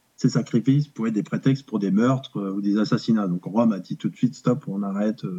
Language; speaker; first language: French; native; French